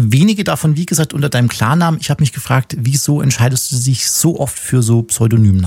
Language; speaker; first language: German; native; German